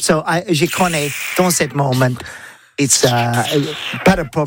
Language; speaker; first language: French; non-native, learner; English